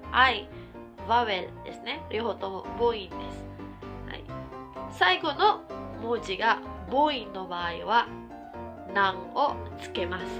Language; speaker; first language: Japanese; non-native, local second language; Filipino